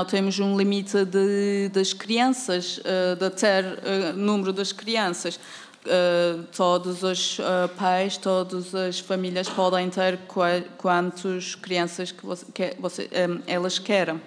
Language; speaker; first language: Portuguese; non-native, fluent; Turkish